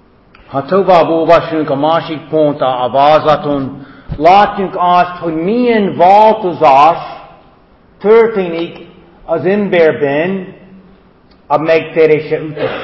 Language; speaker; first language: Hungarian; non-native, fluent; English